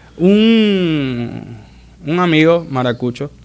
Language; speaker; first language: Spanish; native; Spanish